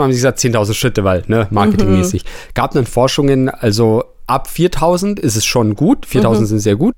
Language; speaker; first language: German; native; German